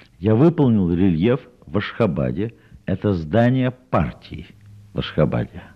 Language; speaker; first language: Russian; native; Russian